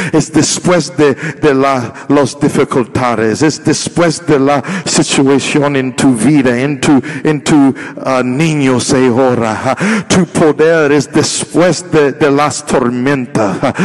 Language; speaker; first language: Spanish; non-native, learner; English